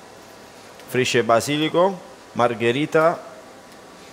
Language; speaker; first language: German; non-native, learner; Italian